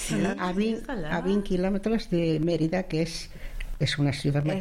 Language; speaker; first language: Catalan; non-native, local second language; Spanish